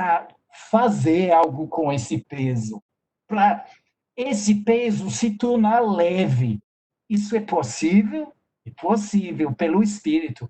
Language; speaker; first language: Portuguese; non-native, fluent; English